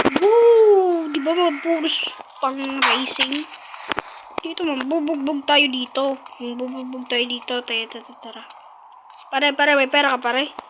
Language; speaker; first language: Filipino; non-native, local second language; Waray